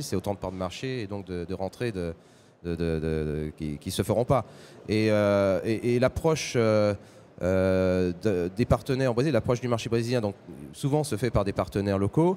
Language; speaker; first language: French; native; French